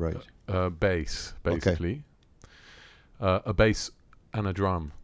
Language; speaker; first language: English; early bilingual, other home language; Italian